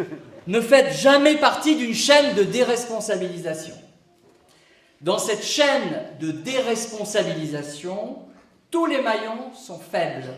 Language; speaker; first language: French; native; French